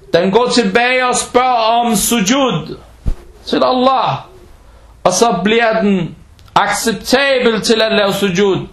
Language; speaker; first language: Danish; early bilingual, other home language; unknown